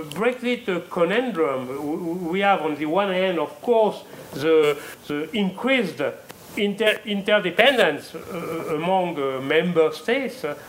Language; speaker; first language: English; non-native, fluent; French